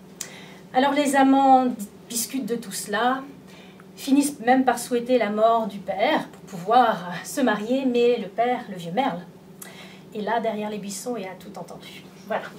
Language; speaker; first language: French; native; French